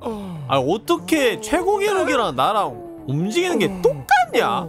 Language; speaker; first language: Korean; native; Korean